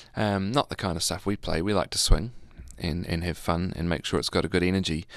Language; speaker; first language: English; native; English